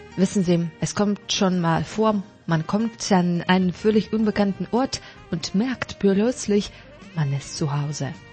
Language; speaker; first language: German; non-native, fluent; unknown